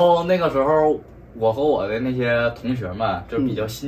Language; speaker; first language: Chinese; native; Chinese